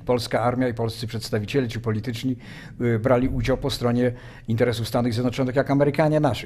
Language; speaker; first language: Polish; native; Polish